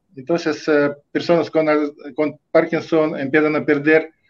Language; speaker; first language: Spanish; non-native, fluent; Russian